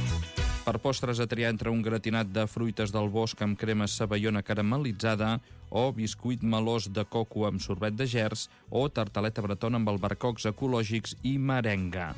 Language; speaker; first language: Catalan; native; Catalan